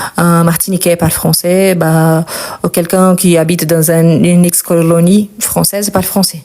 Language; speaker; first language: French; non-native, fluent; Portuguese